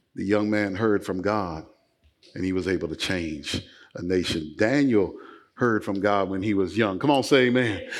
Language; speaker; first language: English; native; English